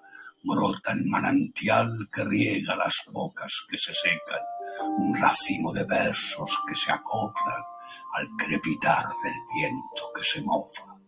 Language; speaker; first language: Spanish; native; Spanish